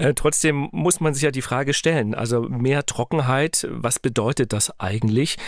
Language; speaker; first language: German; native; German